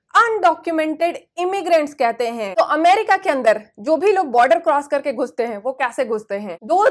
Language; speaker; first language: Hindi; native; Hindi